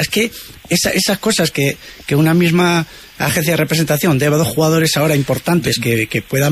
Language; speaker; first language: Spanish; native; Spanish